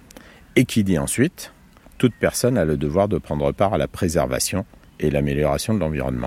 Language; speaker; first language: French; native; French